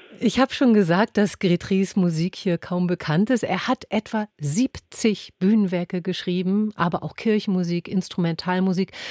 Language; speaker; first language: German; native; German